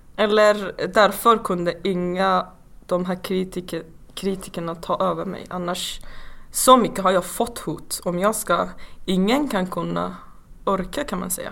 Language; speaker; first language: Swedish; non-native, fluent; Persian